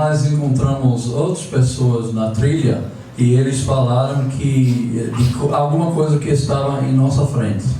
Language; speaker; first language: Portuguese; non-native, fluent; English